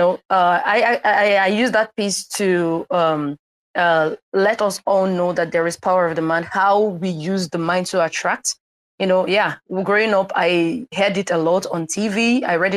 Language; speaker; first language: English; non-native, local second language; Igbo